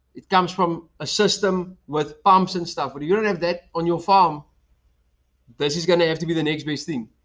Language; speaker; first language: English; non-native, local second language; Afrikaans